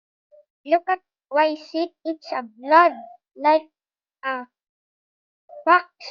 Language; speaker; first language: English; non-native, learner; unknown